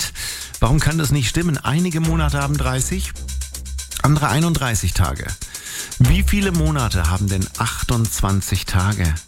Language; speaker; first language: German; native; German